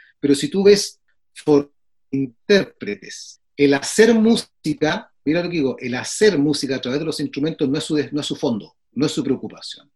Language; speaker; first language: Spanish; native; Spanish